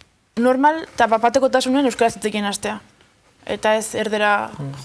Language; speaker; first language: Basque; native; Basque